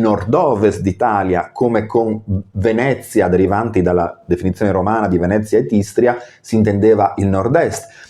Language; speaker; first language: Italian; native; Italian